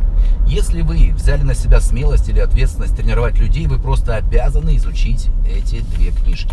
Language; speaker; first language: Russian; native; Russian